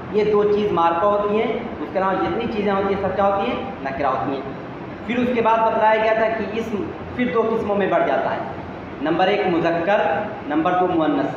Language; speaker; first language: Urdu; native; Urdu